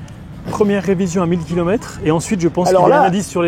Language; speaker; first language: French; native; French